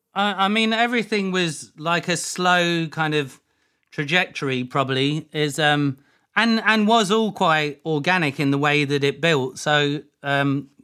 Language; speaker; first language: English; native; English